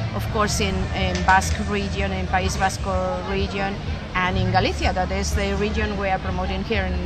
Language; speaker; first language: English; non-native, fluent; Spanish